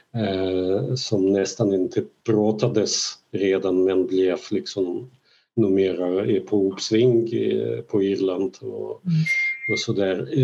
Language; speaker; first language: Swedish; non-native, fluent; Russian